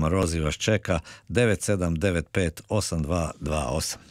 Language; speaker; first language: Croatian; native; Croatian